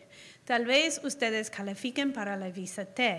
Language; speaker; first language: Spanish; non-native, fluent; English